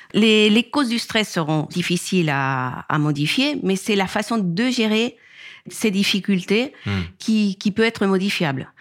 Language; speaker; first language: French; non-native, fluent; Spanish